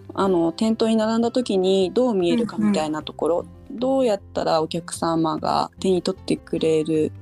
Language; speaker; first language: Japanese; native; Japanese